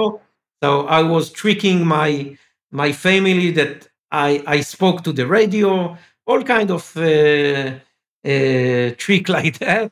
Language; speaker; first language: English; non-native, fluent; French